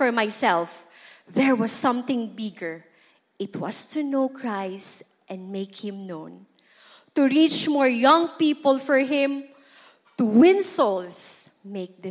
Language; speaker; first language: English; non-native, local second language; Bikol